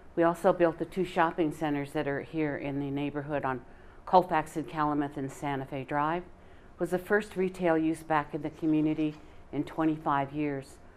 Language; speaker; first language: English; native; English